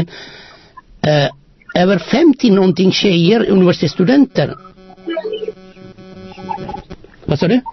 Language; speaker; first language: Swedish; non-native, fluent; Amharic